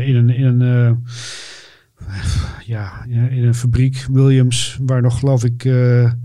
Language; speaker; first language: Dutch; native; Dutch